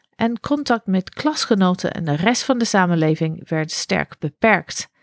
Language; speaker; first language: Dutch; non-native, fluent; English